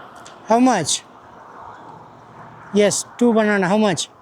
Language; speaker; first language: English; non-native, fluent; Bangla